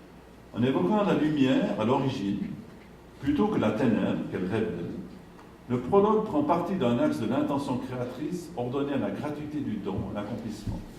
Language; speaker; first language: French; native; French